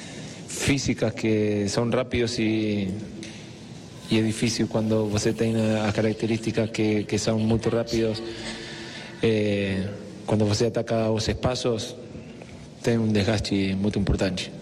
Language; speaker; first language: Portuguese; non-native, fluent; Spanish